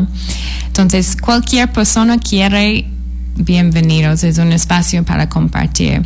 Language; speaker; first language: Spanish; non-native, fluent; English